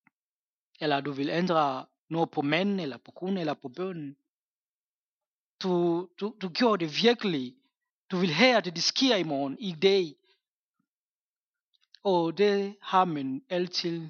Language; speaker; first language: Danish; non-native, fluent; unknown